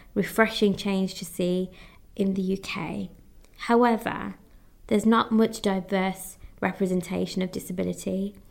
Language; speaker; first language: English; native; English